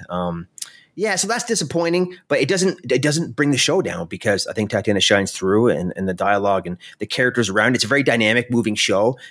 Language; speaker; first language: English; native; English